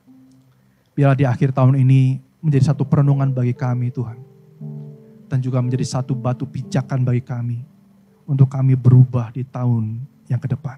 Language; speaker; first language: Indonesian; native; Indonesian